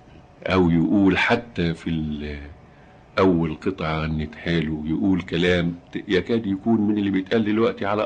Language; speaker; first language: Arabic; native; Arabic